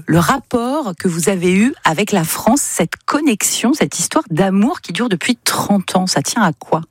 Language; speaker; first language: French; native; French